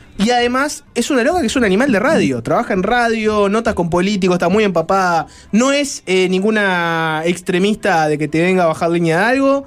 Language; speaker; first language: Spanish; native; Spanish